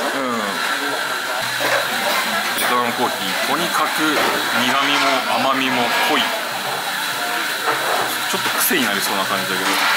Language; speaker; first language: Japanese; native; Japanese